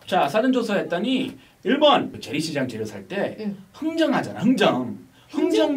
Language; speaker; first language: Korean; non-native, fluent; English